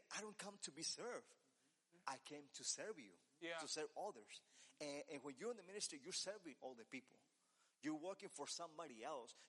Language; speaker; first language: English; non-native, learner; Spanish